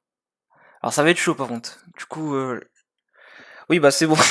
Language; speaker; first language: French; native; French